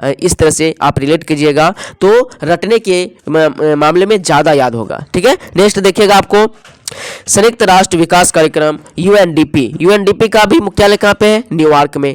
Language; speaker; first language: Hindi; native; Hindi